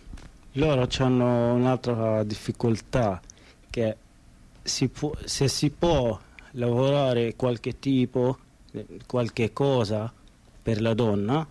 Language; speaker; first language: Italian; non-native, learner; Arabic